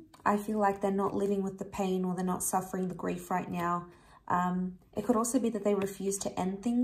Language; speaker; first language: English; native; English